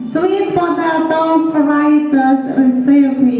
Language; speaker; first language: English; non-native, learner; Indonesian